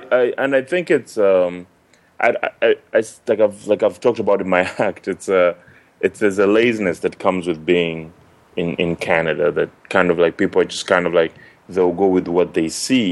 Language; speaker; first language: English; non-native, local second language; Ganda